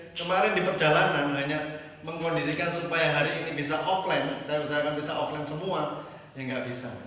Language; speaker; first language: Indonesian; native; Indonesian